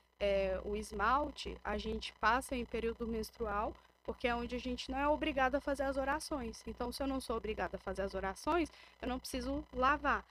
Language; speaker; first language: Portuguese; native; Portuguese